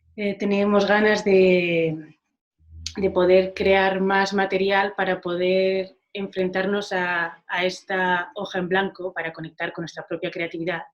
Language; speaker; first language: Spanish; non-native, local second language; Catalan